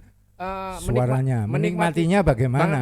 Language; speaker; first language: Indonesian; non-native, local second language; Javanese